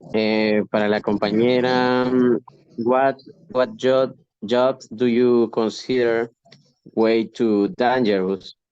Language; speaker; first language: English; non-native, learner; Spanish